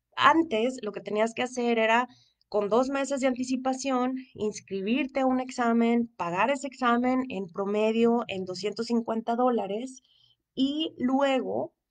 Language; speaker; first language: Spanish; native; Spanish